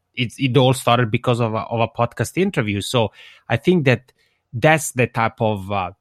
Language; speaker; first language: English; non-native, fluent; Italian